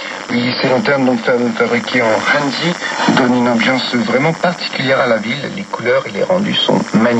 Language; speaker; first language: French; native; French